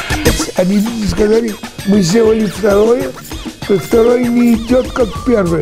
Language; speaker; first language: Russian; early bilingual, heritage; French